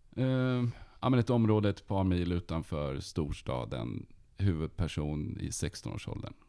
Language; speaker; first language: Swedish; native; Swedish